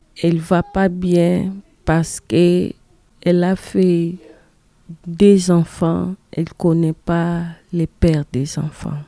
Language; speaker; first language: French; non-native, learner; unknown